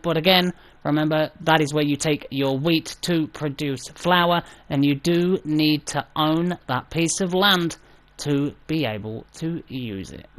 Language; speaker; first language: English; native; English